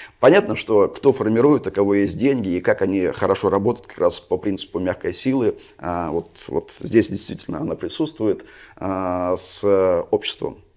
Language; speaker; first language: Russian; native; Russian